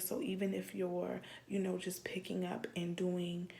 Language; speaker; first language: English; native; English